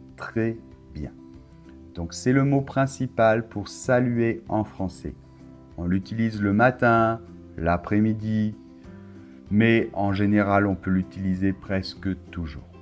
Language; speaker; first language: French; native; French